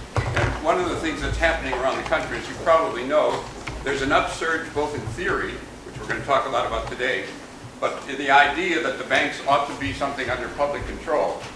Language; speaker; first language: English; native; English